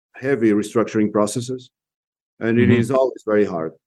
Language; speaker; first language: English; non-native, fluent; Portuguese